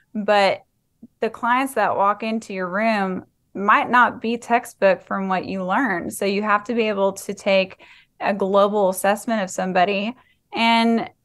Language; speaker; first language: English; native; English